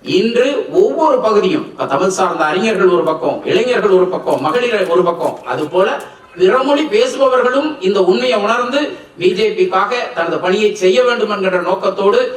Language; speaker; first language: Tamil; non-native, local second language; Telugu